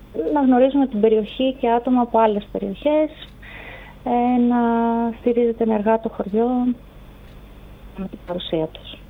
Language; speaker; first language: Greek; native; Greek